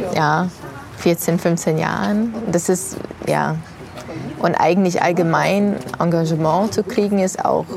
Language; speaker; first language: German; non-native, fluent; English